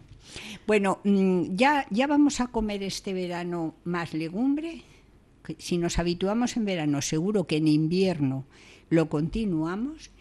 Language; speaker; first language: Spanish; native; Spanish